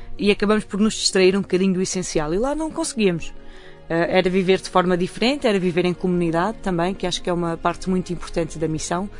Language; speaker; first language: Portuguese; native; Portuguese